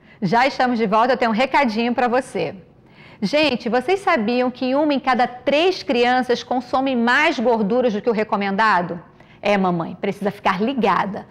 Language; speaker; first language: Portuguese; native; Portuguese